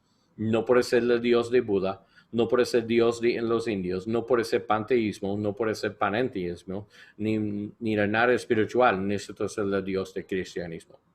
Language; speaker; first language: Spanish; non-native, learner; English